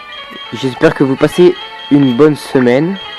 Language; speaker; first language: French; native; French